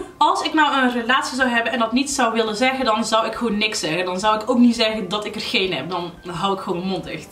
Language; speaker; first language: Dutch; early bilingual, other home language; Arabic